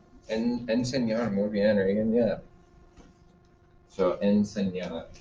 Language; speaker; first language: Spanish; non-native, fluent; English